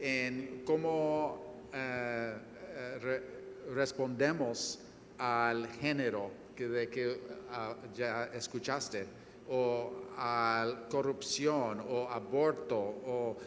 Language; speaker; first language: Spanish; non-native, fluent; English